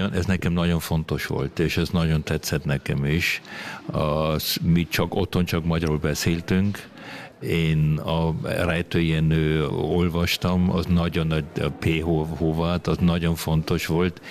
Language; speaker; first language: Hungarian; early bilingual, other home language; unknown